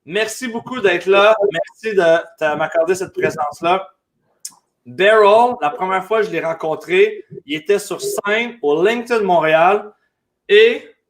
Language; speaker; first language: French; native; French